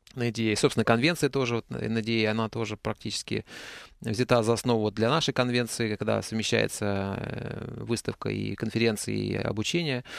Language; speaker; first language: Russian; native; Russian